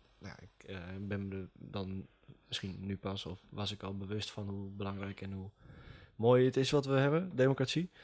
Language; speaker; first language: Dutch; native; Dutch